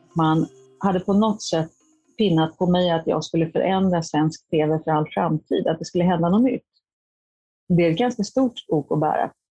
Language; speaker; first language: Swedish; native; Swedish